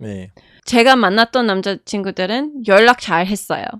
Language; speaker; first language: Korean; non-native, fluent; English